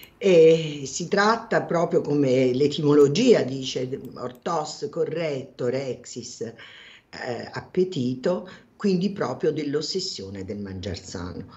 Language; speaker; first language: Italian; native; Italian